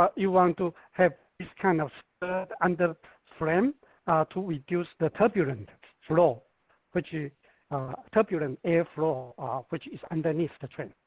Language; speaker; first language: English; non-native, fluent; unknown